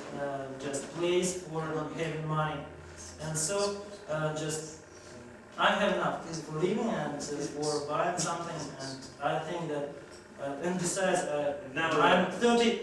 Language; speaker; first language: English; non-native, fluent; Russian